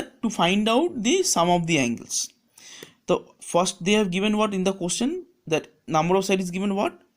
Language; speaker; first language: English; non-native, local second language; Bangla